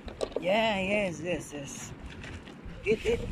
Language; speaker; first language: English; non-native, local second language; Filipino